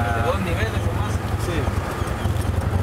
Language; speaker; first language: Spanish; native; Spanish